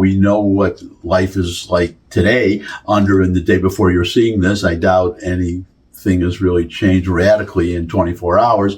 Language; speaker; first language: English; native; English